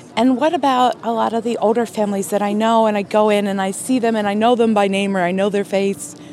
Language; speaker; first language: English; native; English